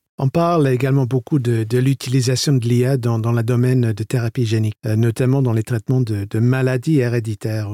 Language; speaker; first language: French; non-native, fluent; English